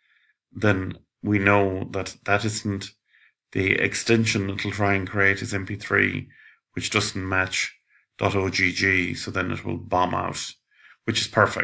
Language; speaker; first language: English; native; English